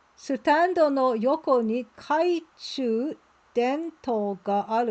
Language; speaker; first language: Japanese; non-native, learner; English